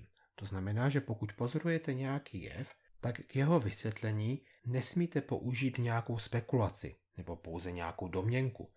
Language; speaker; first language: Czech; native; Czech